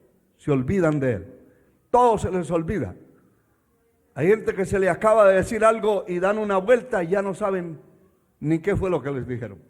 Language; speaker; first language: Spanish; native; Spanish